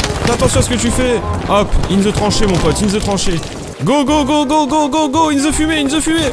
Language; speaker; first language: French; native; French